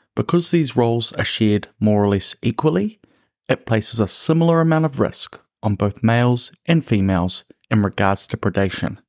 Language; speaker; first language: English; native; English